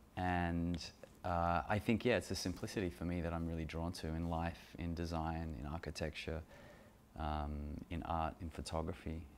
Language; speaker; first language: English; native; English